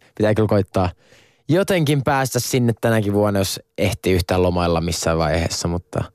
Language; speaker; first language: Finnish; non-native, local second language; Swedish